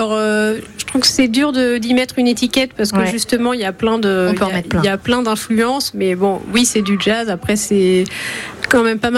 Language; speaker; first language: French; native; French